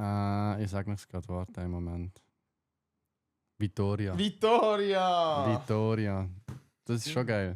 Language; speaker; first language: German; native; German